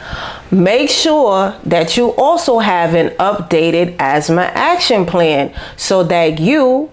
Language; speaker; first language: English; native; English